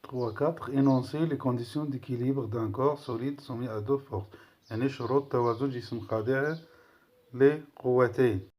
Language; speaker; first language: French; non-native, local second language; Arabic